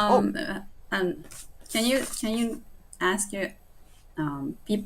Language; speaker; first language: English; non-native, learner; Japanese